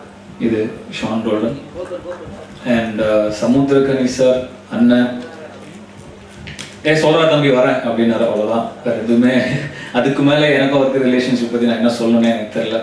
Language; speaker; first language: Tamil; native; Tamil